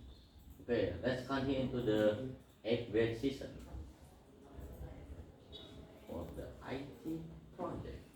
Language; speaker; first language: English; non-native, learner; Indonesian